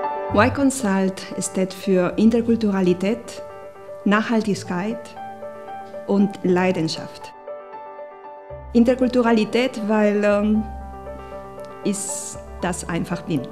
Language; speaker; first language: German; non-native, fluent; Spanish